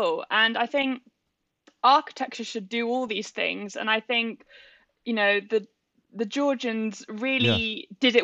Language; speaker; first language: English; native; English